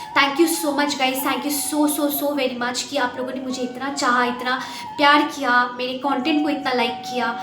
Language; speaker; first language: Hindi; non-native, local second language; Bangla